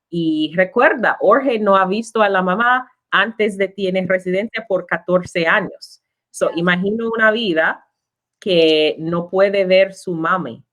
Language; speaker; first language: Spanish; non-native, learner; English